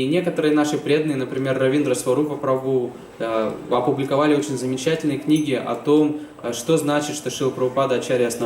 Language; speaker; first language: Russian; native; Russian